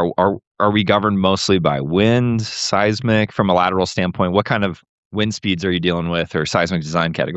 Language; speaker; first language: English; native; English